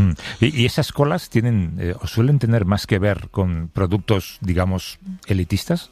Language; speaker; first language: Spanish; native; Spanish